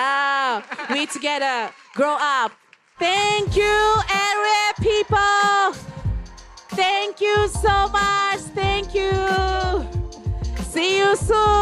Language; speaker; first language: English; non-native, learner; Japanese